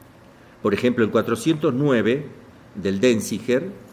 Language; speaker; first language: Spanish; native; Spanish